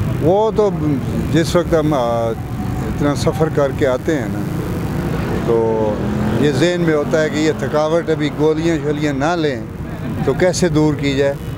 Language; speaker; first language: Urdu; non-native, local second language; Punjabi